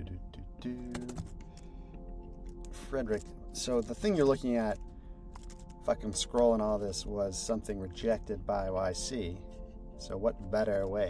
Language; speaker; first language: English; native; English